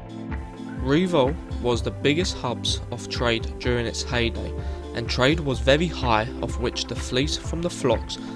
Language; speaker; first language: English; non-native, fluent; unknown